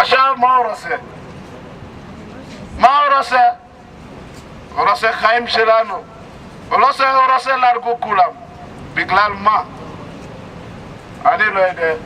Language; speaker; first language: Hebrew; non-native, learner; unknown